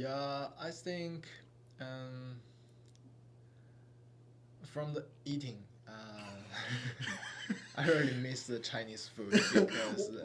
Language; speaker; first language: English; non-native, learner; Chinese